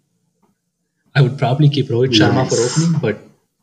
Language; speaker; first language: English; non-native, local second language; Tamil